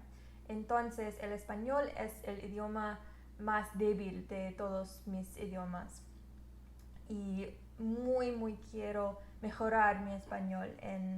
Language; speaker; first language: Spanish; non-native, learner; English